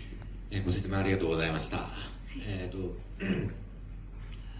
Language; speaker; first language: Japanese; native; Japanese